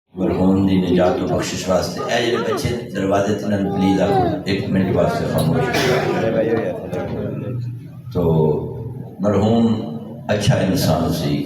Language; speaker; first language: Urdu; non-native, local second language; Punjabi